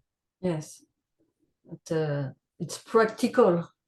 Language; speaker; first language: English; non-native, learner; French